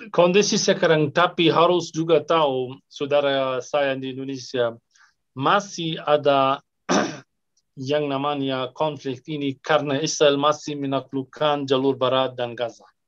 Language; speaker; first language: Indonesian; non-native, fluent; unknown